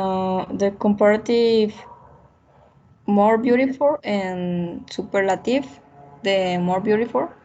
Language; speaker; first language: English; non-native, learner; Spanish